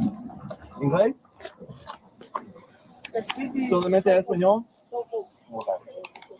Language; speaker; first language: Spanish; non-native, learner; English